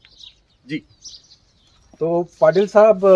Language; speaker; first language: Hindi; non-native, local second language; Marathi